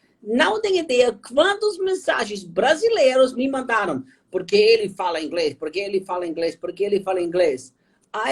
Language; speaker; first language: Portuguese; non-native, fluent; German